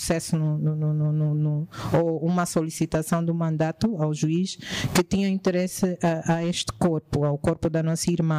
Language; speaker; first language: Portuguese; native; Portuguese